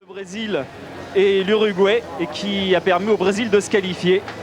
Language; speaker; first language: French; native; French